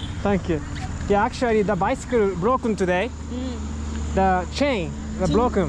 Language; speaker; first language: English; non-native, learner; Japanese